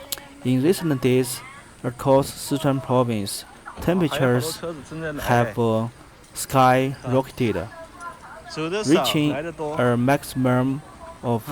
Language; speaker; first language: English; non-native, fluent; Chinese